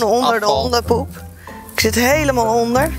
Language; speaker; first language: Dutch; native; Dutch